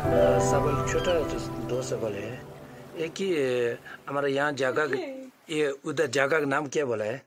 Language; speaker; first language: Hindi; non-native, learner; Tibetan